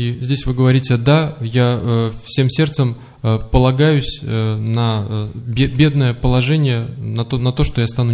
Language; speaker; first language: Russian; native; Russian